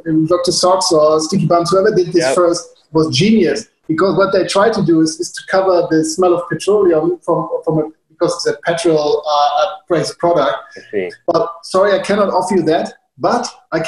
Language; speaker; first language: English; non-native, fluent; German